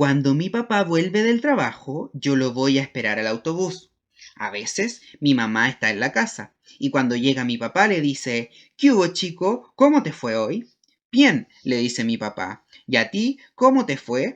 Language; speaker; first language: Spanish; native; Spanish